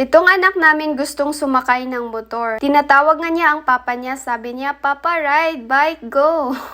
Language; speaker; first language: Filipino; non-native, local second language; Cebuano